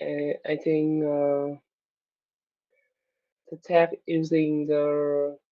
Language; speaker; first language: English; non-native, learner; Vietnamese